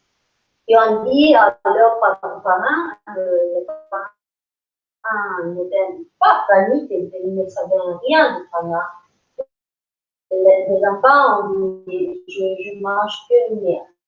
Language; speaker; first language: French; non-native, learner; English